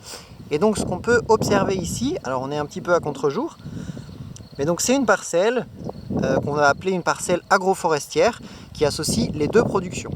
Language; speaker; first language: French; native; French